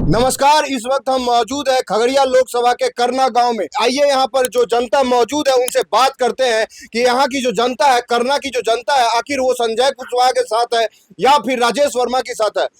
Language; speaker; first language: Hindi; native; Hindi